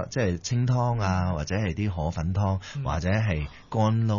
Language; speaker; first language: Cantonese; early bilingual, heritage; Cantonese